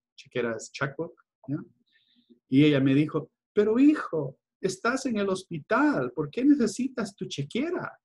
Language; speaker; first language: Spanish; early bilingual, heritage; Spanish